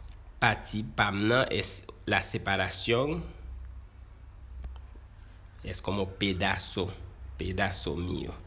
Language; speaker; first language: Spanish; non-native, fluent; Haitian Creole